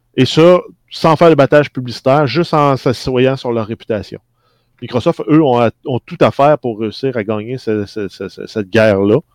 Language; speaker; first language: French; native; French